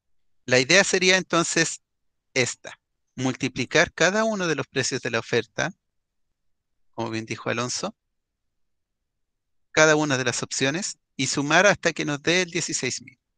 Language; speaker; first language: Spanish; native; Spanish